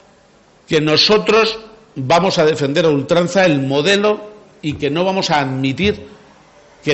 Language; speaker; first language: Spanish; native; Spanish